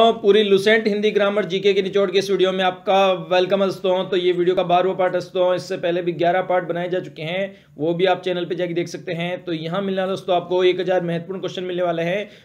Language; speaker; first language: Hindi; native; Hindi